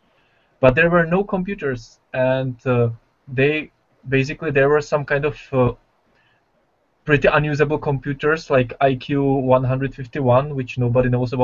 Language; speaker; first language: English; non-native, fluent; Czech